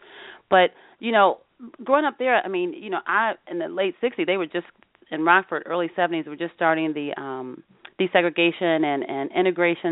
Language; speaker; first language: English; native; English